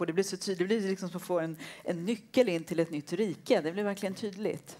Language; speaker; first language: Swedish; native; Swedish